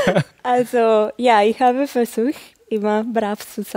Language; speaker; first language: German; non-native, learner; Spanish